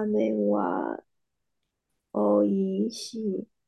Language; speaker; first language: Japanese; non-native, learner; Chinese